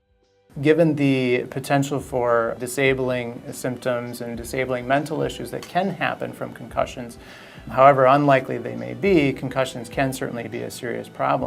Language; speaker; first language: English; native; English